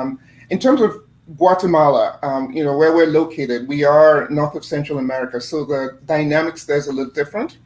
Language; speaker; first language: English; non-native, fluent; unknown